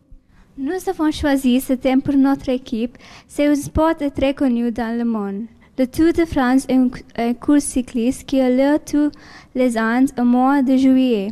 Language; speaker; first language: French; non-native, learner; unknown